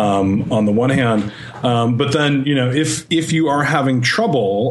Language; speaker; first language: English; native; English